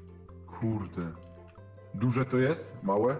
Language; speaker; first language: Polish; native; Polish